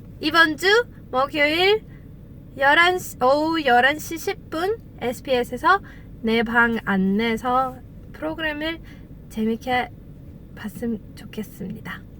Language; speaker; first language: Korean; non-native, fluent; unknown